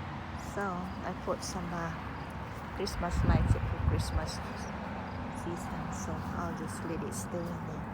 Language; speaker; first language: English; non-native, fluent; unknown